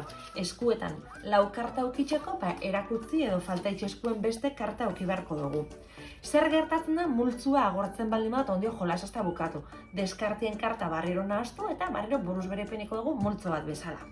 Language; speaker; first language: Basque; native; Basque